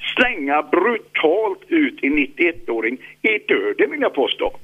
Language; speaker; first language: Swedish; native; Swedish